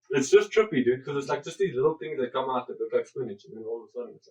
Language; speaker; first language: English; native; English